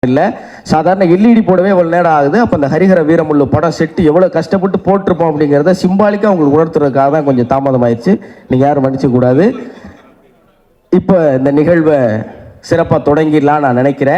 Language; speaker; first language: Tamil; native; Tamil